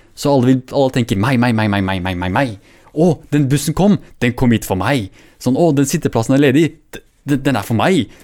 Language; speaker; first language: Norwegian; early bilingual, other home language; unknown